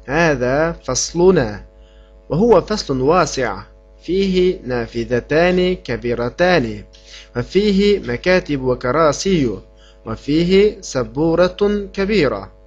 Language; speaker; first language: Arabic; non-native, fluent; Uyghur